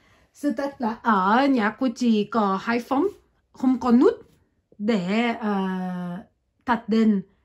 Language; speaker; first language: Vietnamese; non-native, learner; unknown